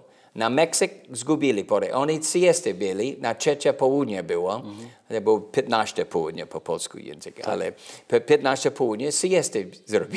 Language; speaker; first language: Polish; early bilingual, heritage; English